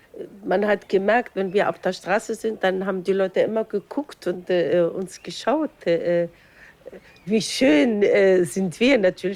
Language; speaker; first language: German; non-native, fluent; Arabic